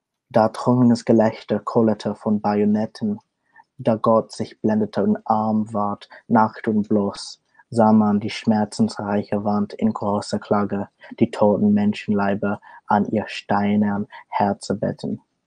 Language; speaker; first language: German; non-native, learner; English